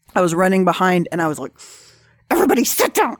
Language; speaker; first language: English; native; English